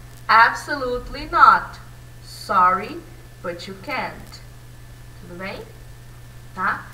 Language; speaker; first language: English; non-native, fluent; Portuguese